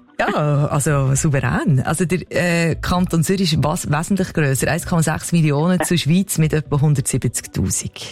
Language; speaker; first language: German; native; German